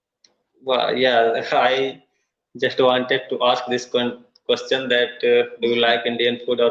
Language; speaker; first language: English; non-native, learner; Hindi